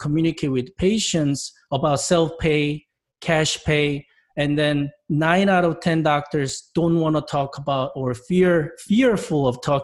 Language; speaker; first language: English; non-native, fluent; Korean